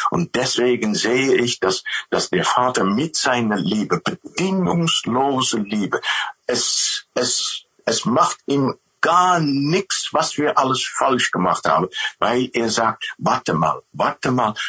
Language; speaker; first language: German; non-native, learner; Dutch